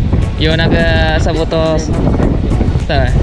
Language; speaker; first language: Chinese; non-native, learner; Indonesian